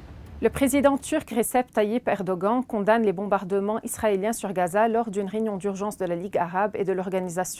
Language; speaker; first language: French; non-native, local second language; Arabic